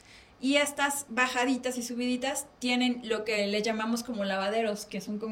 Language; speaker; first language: Spanish; native; Spanish